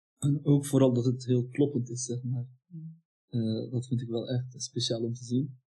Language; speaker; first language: Dutch; early bilingual, other home language; Turkish